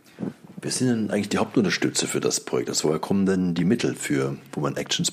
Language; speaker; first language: German; native; German